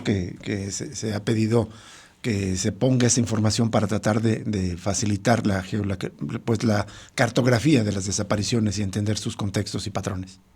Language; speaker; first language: Spanish; native; Spanish